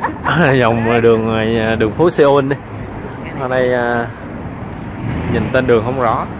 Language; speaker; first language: Vietnamese; native; Vietnamese